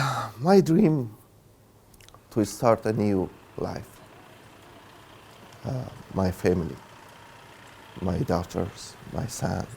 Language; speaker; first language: English; non-native, learner; Persian